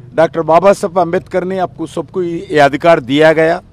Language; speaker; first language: Hindi; non-native, local second language; Telugu